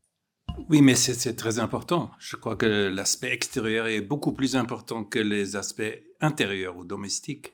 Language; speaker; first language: French; non-native, fluent; German